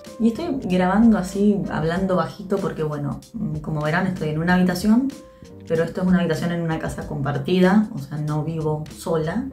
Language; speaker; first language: Spanish; native; Spanish